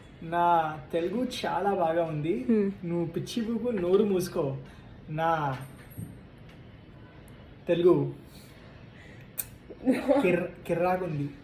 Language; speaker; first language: Telugu; non-native, learner; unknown